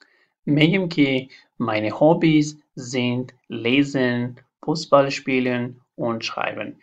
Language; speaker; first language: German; non-native, fluent; Persian